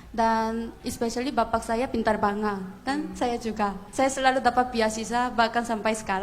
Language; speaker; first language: Indonesian; non-native, fluent; Korean